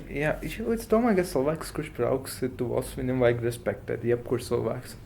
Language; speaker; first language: Latvian; non-native, fluent; Hindi